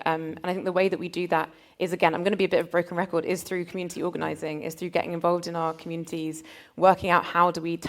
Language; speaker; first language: English; native; English